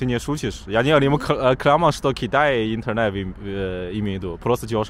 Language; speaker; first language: Russian; non-native, learner; Chinese